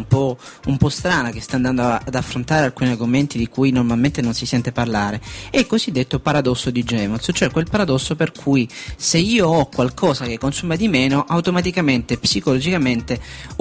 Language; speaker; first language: Italian; native; Italian